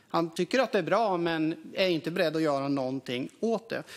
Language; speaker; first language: Swedish; native; Swedish